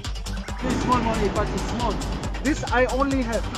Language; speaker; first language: English; non-native, learner; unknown